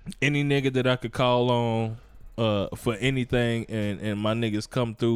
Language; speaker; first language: English; native; English